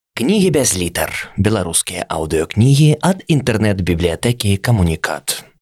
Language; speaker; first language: Belarusian; native; Belarusian